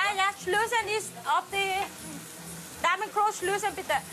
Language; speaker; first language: German; non-native, learner; Thai